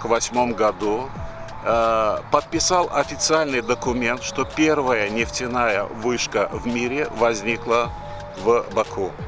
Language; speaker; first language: Russian; native; Russian